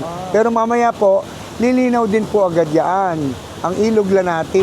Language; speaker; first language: Filipino; native; Filipino